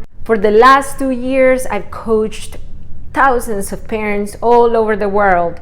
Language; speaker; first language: English; non-native, fluent; Spanish